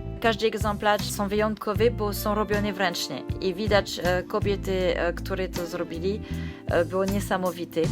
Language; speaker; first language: Polish; non-native, learner; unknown